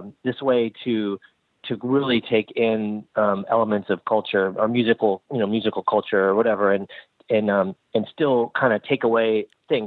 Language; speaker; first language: English; native; English